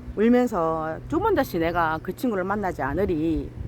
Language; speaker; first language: Korean; native; Korean